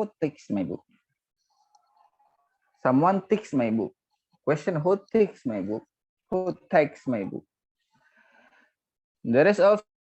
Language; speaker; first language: English; non-native, learner; Indonesian